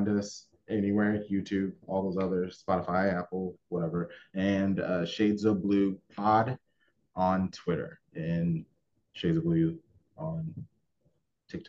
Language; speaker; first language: English; native; English